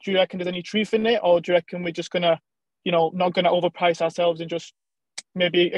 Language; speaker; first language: English; native; English